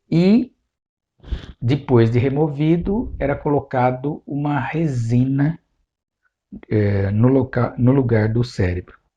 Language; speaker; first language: Portuguese; native; Portuguese